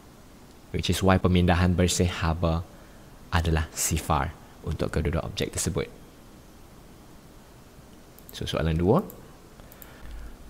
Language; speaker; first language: Malay; native; Malay